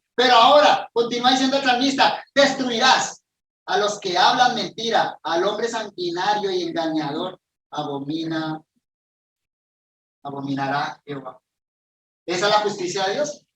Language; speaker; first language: Spanish; native; Spanish